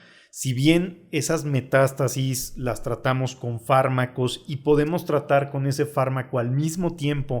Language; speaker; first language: Spanish; native; Spanish